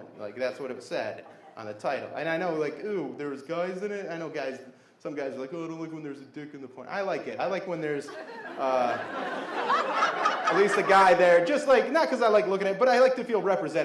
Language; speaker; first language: English; native; English